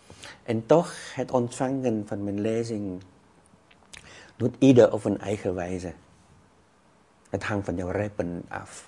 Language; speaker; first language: Dutch; non-native, fluent; Vietnamese